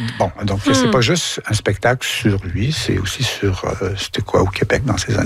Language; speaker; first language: French; native; French